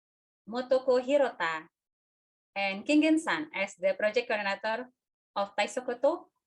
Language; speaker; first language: English; non-native, fluent; Indonesian